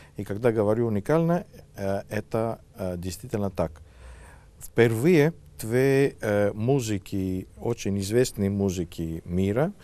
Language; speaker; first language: Russian; non-native, fluent; Greek